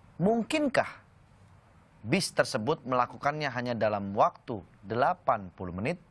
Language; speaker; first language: Indonesian; native; Indonesian